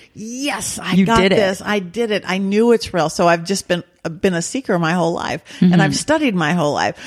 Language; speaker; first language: English; native; English